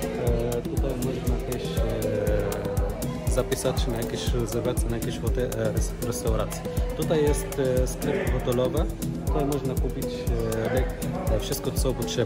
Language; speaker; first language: Polish; non-native, learner; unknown